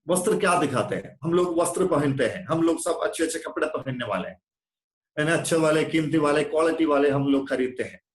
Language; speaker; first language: Hindi; non-native, local second language; Malayalam